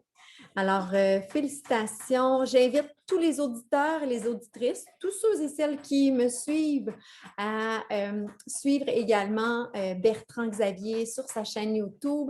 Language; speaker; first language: French; native; French